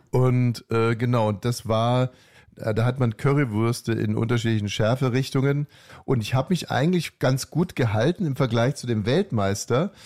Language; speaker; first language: German; early bilingual, other home language; Hungarian